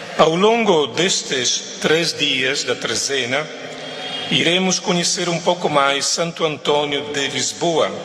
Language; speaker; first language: Portuguese; non-native, fluent; Italian